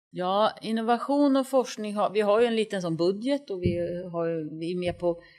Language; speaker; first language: Swedish; native; Swedish